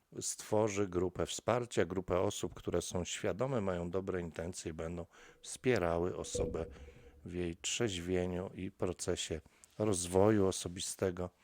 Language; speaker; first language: Polish; native; Polish